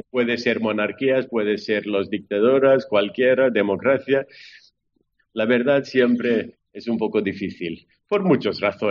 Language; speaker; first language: Spanish; non-native, fluent; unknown